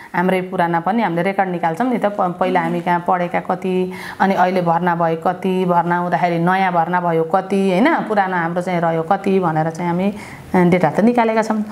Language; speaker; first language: Nepali; native; Nepali